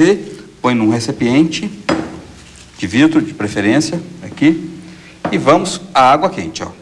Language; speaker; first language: Portuguese; native; Portuguese